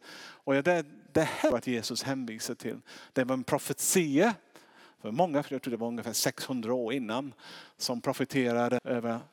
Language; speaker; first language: Swedish; non-native, fluent; English